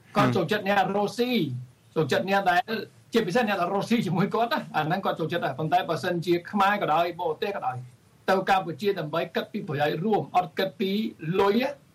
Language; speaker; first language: Khmer; early bilingual, heritage; Khmer